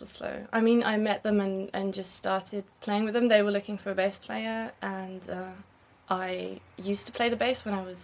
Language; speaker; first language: English; non-native, fluent; German